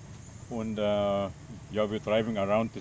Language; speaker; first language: English; non-native, learner; German